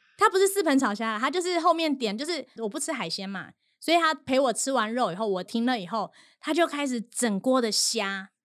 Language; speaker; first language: Chinese; native; Chinese